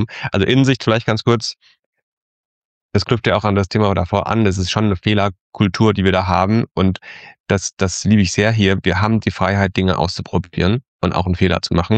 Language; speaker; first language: German; native; German